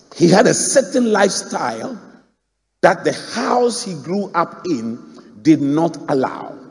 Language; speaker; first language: English; non-native, local second language; Akan